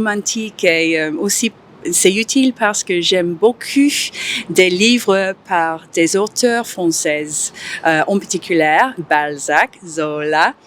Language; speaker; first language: French; non-native, learner; English